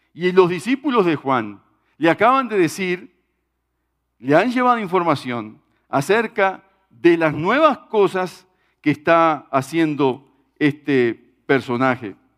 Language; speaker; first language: Spanish; native; Spanish